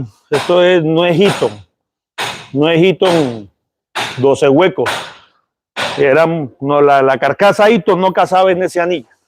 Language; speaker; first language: Spanish; native; Spanish